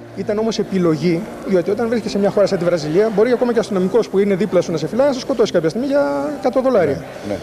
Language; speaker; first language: Greek; native; Greek